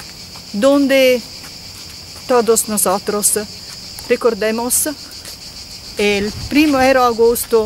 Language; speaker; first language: Spanish; non-native, learner; Italian